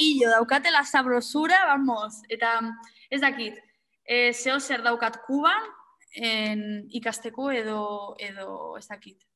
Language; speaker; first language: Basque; non-native, local second language; Spanish